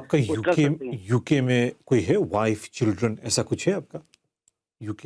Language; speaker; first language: Hindi; early bilingual, heritage; Hindi